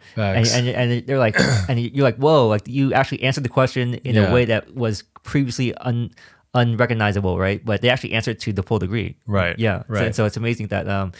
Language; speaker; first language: English; native; English